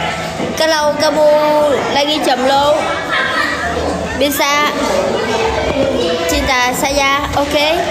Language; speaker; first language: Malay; non-native, learner; Vietnamese